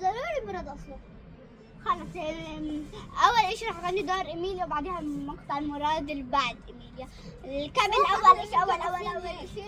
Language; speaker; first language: Arabic; native; Arabic